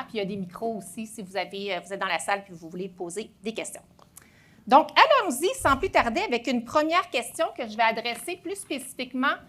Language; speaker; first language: French; native; French